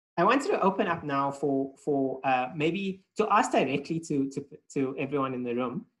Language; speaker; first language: English; native; English